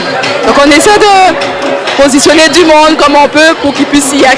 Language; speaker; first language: French; native; French